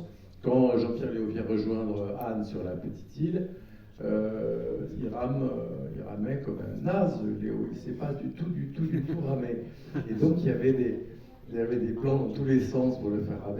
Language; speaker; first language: French; native; French